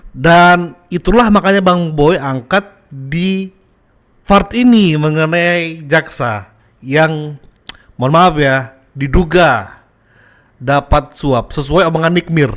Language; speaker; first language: Indonesian; native; Indonesian